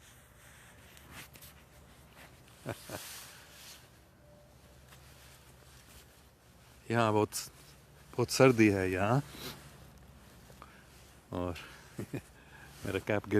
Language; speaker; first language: Urdu; non-native, fluent; English